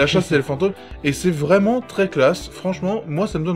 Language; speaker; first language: French; native; French